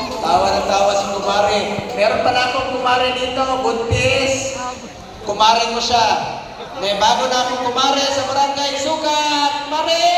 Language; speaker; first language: Filipino; non-native, local second language; Cebuano